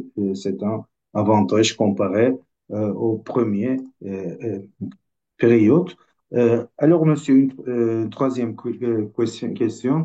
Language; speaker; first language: French; non-native, fluent; Turkish